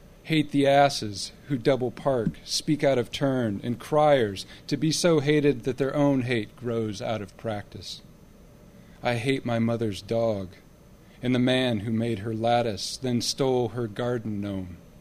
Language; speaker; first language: English; native; English